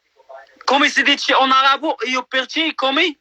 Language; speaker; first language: Italian; non-native, learner; Arabic